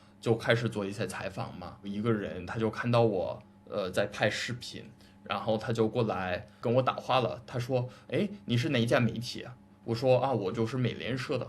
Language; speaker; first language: Chinese; non-native, fluent; English